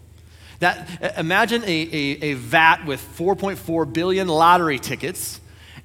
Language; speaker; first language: English; native; English